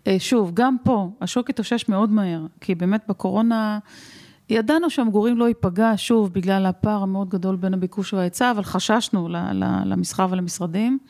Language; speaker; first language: Hebrew; native; Hebrew